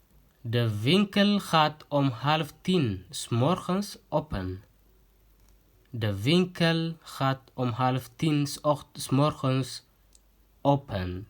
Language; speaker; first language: Dutch; non-native, fluent; Tigrinya